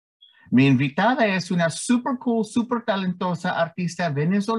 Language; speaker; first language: Spanish; early bilingual, heritage; Spanish